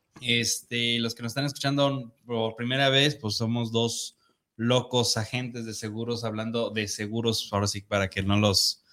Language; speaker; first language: Spanish; native; Spanish